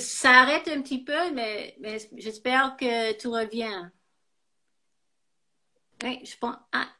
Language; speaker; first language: French; non-native, fluent; English